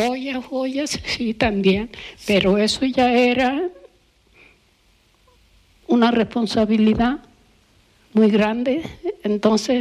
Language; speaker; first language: Spanish; native; Spanish